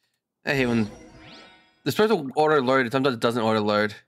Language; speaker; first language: English; native; English